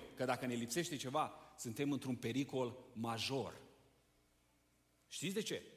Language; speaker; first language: Romanian; native; Romanian